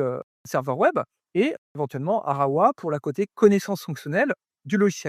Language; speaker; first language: French; native; French